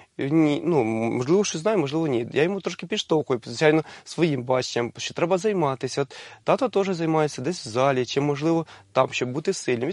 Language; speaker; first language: Ukrainian; native; Ukrainian